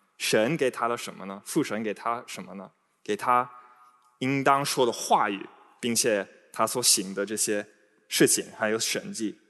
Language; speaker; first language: Chinese; non-native, fluent; English